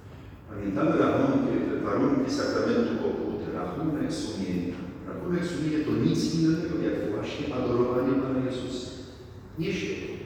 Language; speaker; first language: Polish; native; Polish